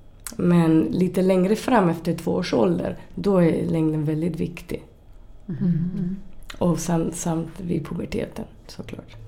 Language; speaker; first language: Swedish; non-native, fluent; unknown